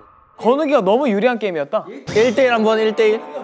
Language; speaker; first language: Korean; native; Korean